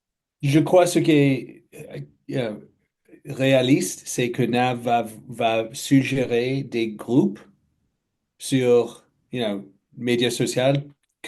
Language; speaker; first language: French; non-native, fluent; English